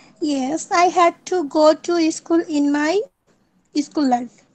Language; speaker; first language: English; non-native, learner; Bangla